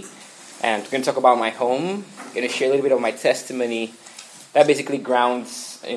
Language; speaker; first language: English; non-native, local second language; Igbo